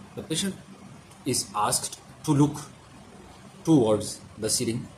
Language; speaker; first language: English; non-native, local second language; Urdu